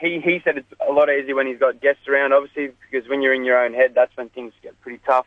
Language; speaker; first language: English; native; English